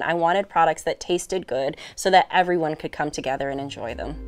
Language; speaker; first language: English; native; English